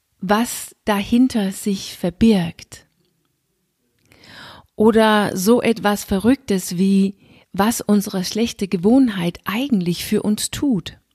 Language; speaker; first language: German; non-native, fluent; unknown